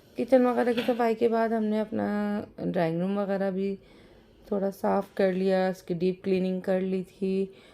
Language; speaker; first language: Urdu; native; Urdu